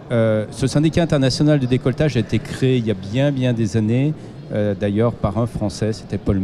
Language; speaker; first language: French; native; French